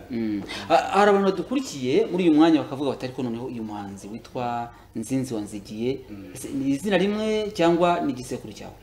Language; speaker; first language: Kinyarwanda; native; Kinyarwanda